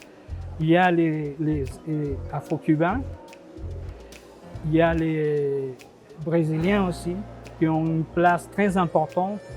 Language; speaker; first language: French; non-native, fluent; Spanish